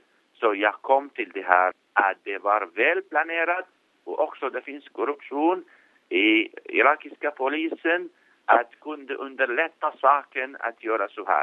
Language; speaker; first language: Swedish; non-native, fluent; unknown